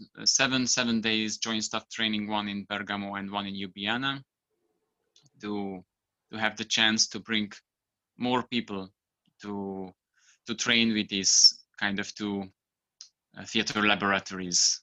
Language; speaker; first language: English; non-native, fluent; Hungarian